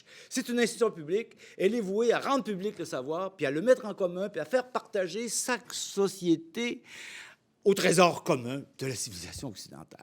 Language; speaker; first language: French; native; French